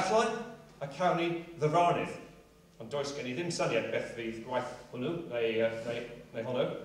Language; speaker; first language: Welsh; non-native, local second language; English